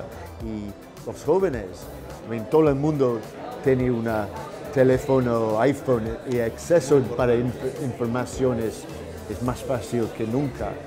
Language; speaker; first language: Spanish; non-native, learner; English